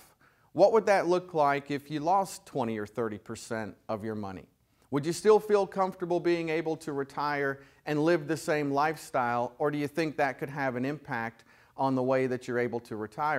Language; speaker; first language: English; native; English